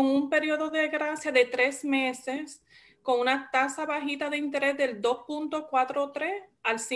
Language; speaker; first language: Spanish; early bilingual, heritage; Spanish